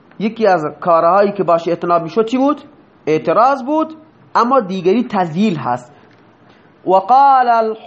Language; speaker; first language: Persian; non-native, local second language; Baluchi